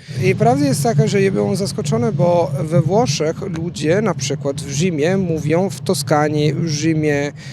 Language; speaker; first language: Polish; non-native, fluent; Italian